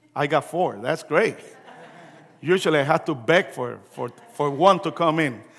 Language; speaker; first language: English; early bilingual, other home language; Spanish